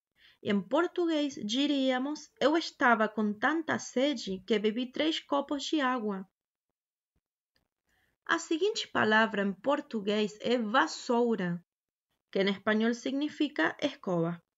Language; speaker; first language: Portuguese; non-native, fluent; Spanish